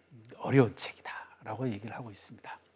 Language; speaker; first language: Korean; native; Korean